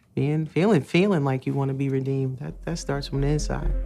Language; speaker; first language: English; native; English